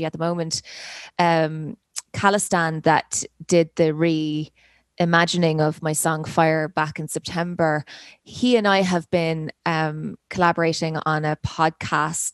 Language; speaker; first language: English; native; English